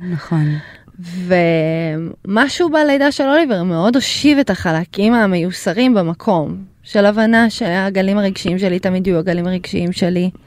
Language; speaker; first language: Hebrew; early bilingual, other home language; Russian